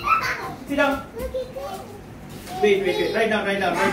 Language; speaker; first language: English; non-native, local second language; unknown